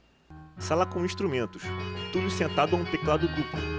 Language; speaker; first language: Portuguese; native; Portuguese